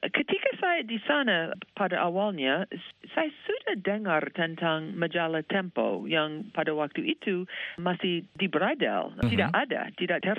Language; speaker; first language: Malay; non-native, fluent; English